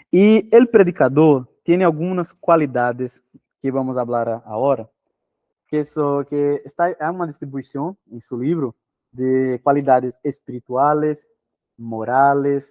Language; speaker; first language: Spanish; non-native, fluent; Portuguese